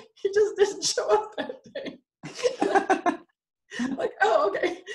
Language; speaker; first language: English; native; English